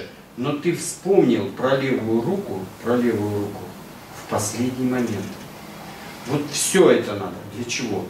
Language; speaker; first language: Russian; native; Russian